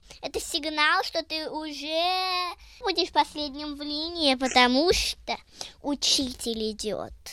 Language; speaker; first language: Russian; early bilingual, heritage; Russian